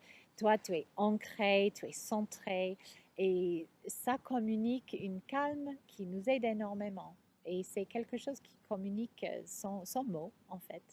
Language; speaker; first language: French; non-native, fluent; English